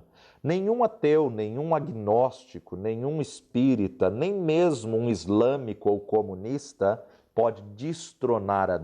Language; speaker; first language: Portuguese; native; Portuguese